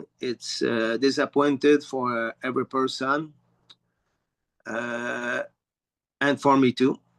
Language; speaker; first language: English; non-native, learner; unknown